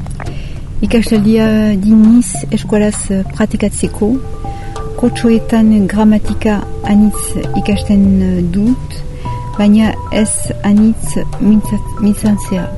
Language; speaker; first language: Basque; non-native, learner; French